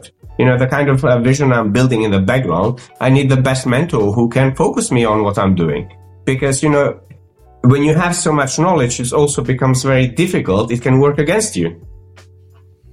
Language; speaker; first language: English; non-native, fluent; Macedonian